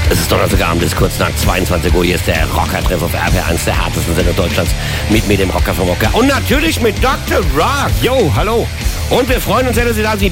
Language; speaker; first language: German; native; German